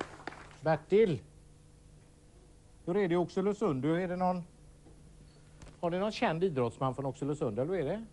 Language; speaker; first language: Swedish; native; Swedish